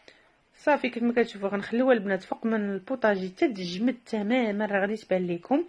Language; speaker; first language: Arabic; native; Arabic